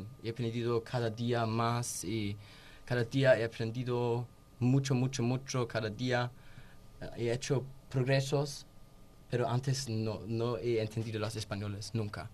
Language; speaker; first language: Spanish; non-native, learner; German